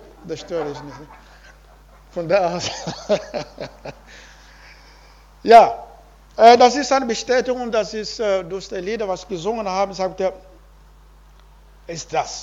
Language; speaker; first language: German; non-native, learner; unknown